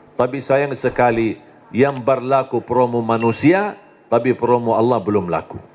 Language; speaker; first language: Indonesian; non-native, fluent; Arabic